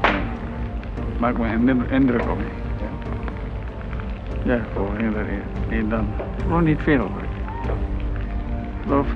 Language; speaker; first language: Dutch; non-native, learner; Indonesian